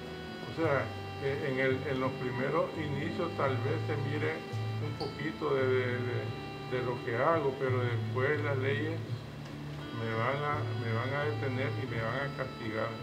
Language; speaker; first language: Spanish; native; Spanish